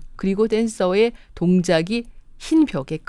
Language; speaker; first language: Korean; native; Korean